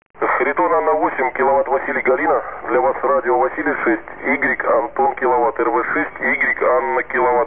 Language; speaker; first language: Russian; native; Russian